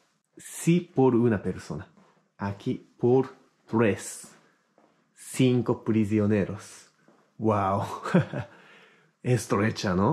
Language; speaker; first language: Spanish; non-native, fluent; Japanese